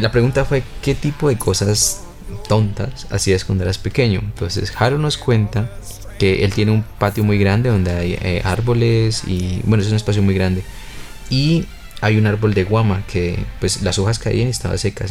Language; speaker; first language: Spanish; native; Spanish